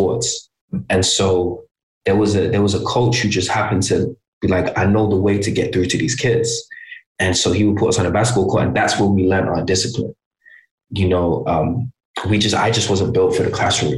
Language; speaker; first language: English; native; English